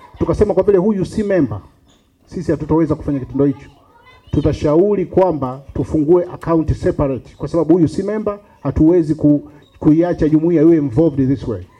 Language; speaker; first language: Swahili; native; Swahili